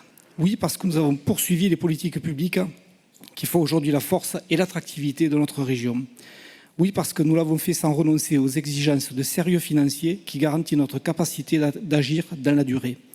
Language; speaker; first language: French; native; French